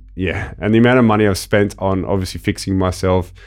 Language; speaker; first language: English; early bilingual, other home language; Italian